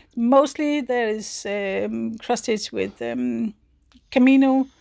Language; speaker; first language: English; non-native, fluent; Danish